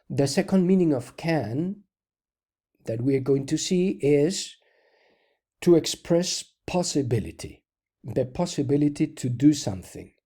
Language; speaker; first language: English; non-native, fluent; Spanish